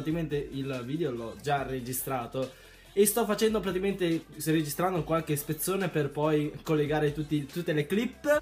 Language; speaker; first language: Italian; early bilingual, other home language; Chinese